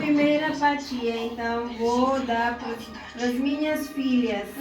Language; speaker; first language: Portuguese; non-native, learner; Filipino